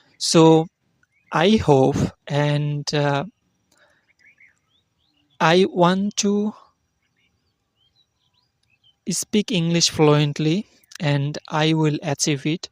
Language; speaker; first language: English; non-native, learner; Bangla